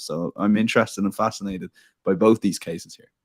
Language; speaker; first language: English; native; English